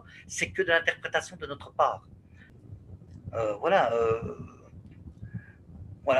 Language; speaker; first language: French; native; French